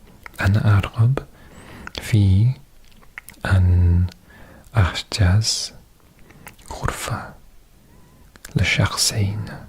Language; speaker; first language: Arabic; non-native, learner; English